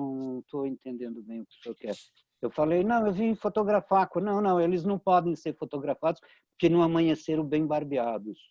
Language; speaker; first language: Portuguese; early bilingual, other home language; Italian